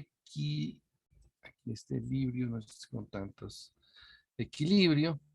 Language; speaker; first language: Spanish; native; Spanish